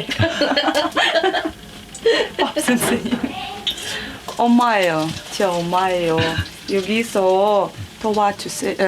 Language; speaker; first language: Korean; non-native, learner; Russian